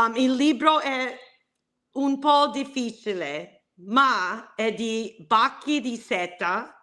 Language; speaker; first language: Italian; non-native, learner; English